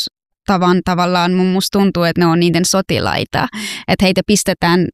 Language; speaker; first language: Finnish; non-native, fluent; Persian